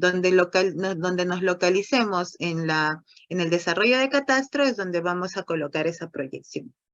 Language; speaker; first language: Spanish; native; Spanish